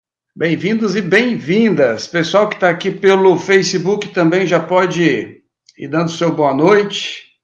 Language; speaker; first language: Portuguese; native; Portuguese